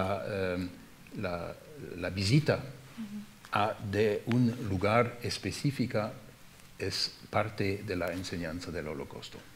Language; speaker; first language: Spanish; non-native, fluent; German